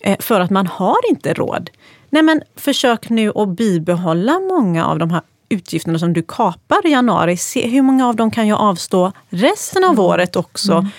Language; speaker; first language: Swedish; early bilingual, other home language; Persian